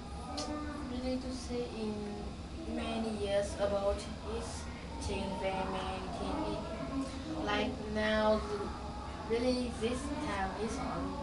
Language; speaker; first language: English; non-native, learner; Vietnamese